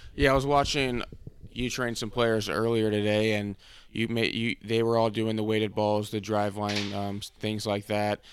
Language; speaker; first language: English; native; English